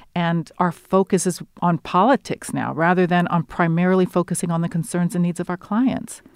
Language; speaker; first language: English; early bilingual, other home language; Spanish